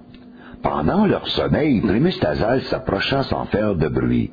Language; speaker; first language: French; native; French